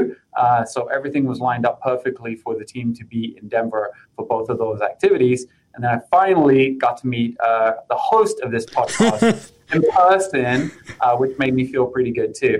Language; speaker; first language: English; native; English